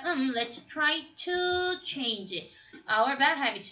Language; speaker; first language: English; non-native, fluent; Korean